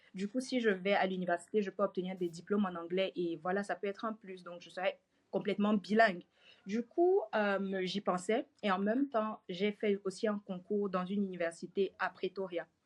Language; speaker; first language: French; native; French